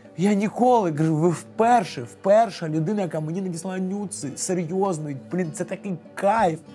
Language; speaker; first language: Ukrainian; non-native, local second language; Russian